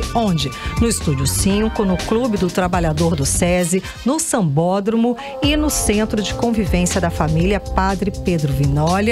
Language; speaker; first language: Portuguese; native; Portuguese